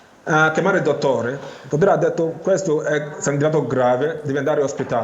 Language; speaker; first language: Italian; non-native, learner; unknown